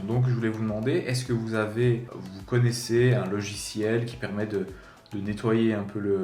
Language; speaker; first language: French; native; French